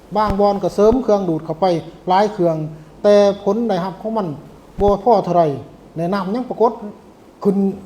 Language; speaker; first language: Lao; native; Lao